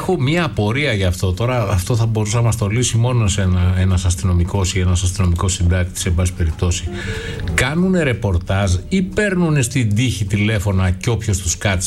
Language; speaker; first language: Greek; native; Greek